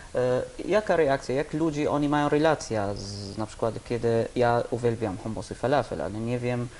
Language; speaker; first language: Polish; non-native, learner; Arabic